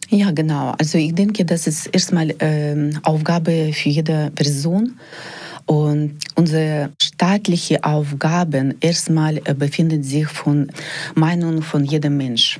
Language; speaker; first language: German; non-native, fluent; Ukrainian